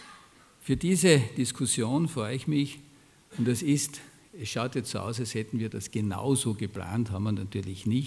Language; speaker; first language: German; native; German